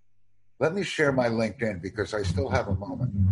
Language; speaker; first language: English; non-native, fluent; Romanian